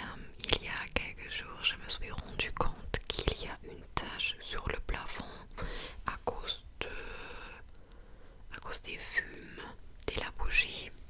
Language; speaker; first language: French; non-native, fluent; English